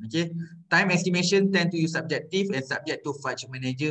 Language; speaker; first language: English; non-native, local second language; Malay